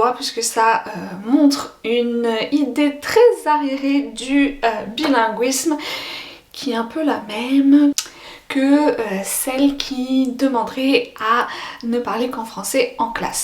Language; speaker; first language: French; native; French